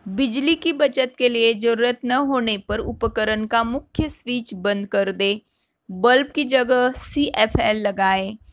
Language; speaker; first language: Hindi; non-native, local second language; Marathi